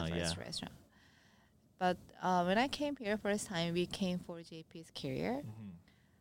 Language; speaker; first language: English; non-native, learner; Korean